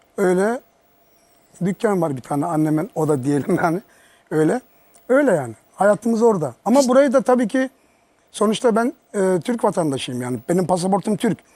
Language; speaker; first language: Turkish; early bilingual, heritage; Turkish